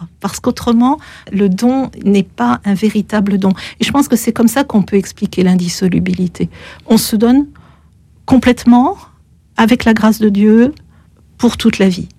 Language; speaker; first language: French; native; French